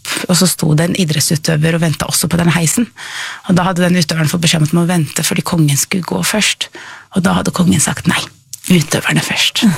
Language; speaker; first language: Norwegian; native; Norwegian